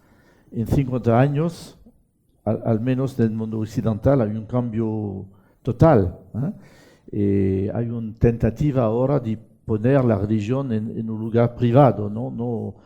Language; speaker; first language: Spanish; non-native, fluent; French